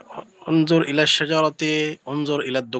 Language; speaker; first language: Arabic; non-native, learner; Bangla